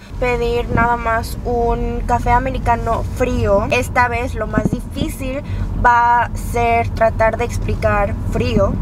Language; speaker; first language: Spanish; early bilingual, other home language; Korean